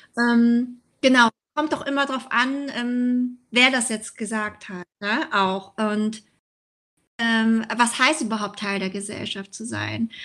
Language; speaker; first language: German; early bilingual, other home language; Vietnamese